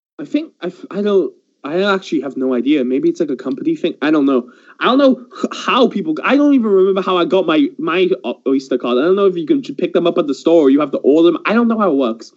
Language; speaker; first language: English; early bilingual, other home language; Persian